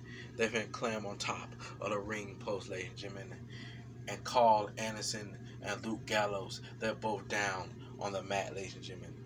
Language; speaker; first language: English; native; English